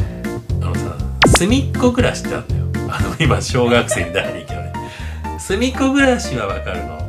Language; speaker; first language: Japanese; native; Japanese